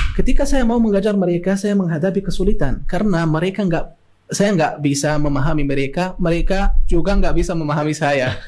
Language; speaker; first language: Indonesian; non-native, fluent; Arabic